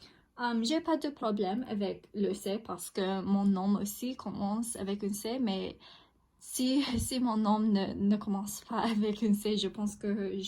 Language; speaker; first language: French; non-native, learner; English